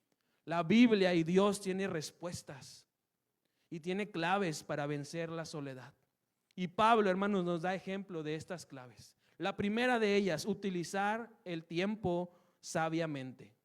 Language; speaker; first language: Spanish; native; Spanish